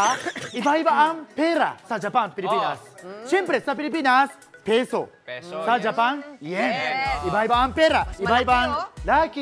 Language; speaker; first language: Filipino; non-native, fluent; Japanese